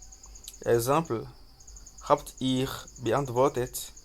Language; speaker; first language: German; non-native, fluent; French